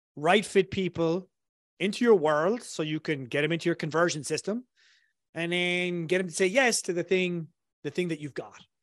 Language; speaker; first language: English; native; English